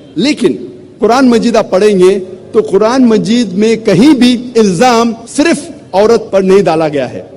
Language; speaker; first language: Urdu; non-native, local second language; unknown